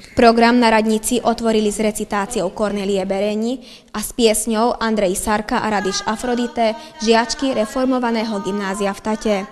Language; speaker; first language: Slovak; non-native, local second language; Hungarian